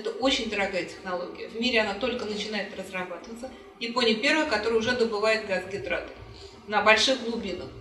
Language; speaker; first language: Russian; native; Russian